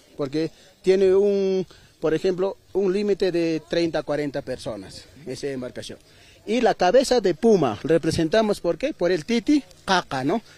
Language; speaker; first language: Spanish; non-native, local second language; Aymara